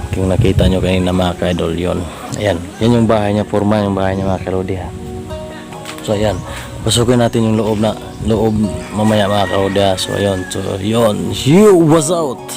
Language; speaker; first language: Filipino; non-native, local second language; Cebuano